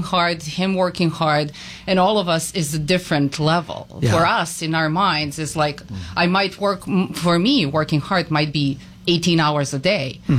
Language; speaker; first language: English; non-native, fluent; Serbian